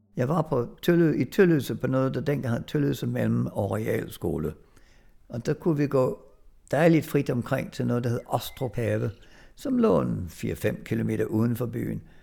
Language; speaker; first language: Danish; early bilingual, other home language; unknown